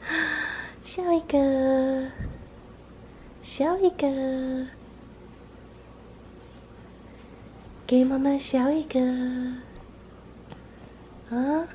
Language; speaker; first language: Chinese; non-native, learner; English